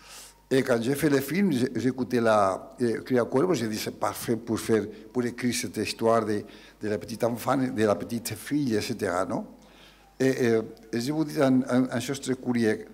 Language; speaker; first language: French; non-native, learner; Spanish